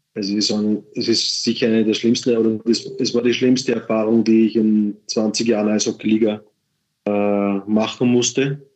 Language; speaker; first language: German; native; German